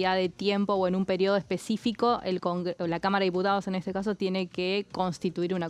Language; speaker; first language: Spanish; native; Spanish